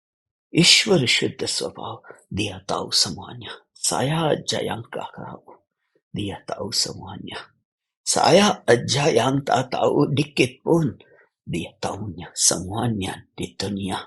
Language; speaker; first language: Indonesian; non-native, fluent; Hindi